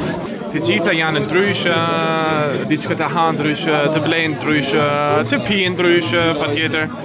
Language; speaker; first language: Albanian; non-native, learner; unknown